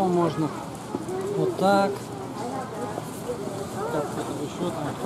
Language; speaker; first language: Russian; native; Russian